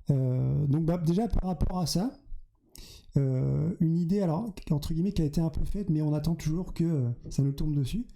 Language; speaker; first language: French; native; French